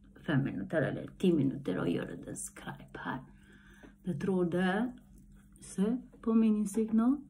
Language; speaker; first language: Swedish; non-native, learner; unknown